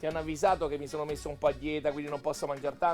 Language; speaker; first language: Italian; native; Italian